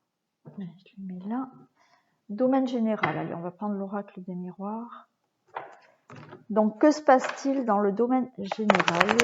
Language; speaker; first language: French; native; French